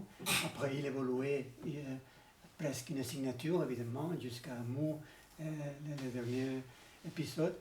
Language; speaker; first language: French; non-native, learner; Spanish